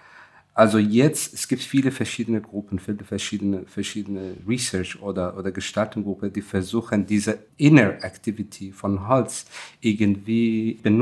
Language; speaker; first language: German; non-native, fluent; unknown